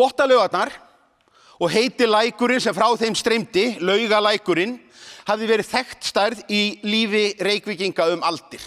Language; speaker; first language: Icelandic; native; Icelandic